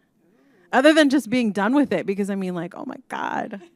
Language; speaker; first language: English; native; English